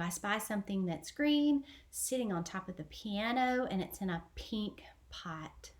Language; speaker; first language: English; native; English